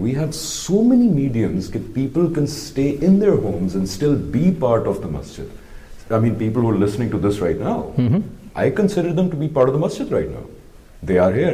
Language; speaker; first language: English; non-native, local second language; Urdu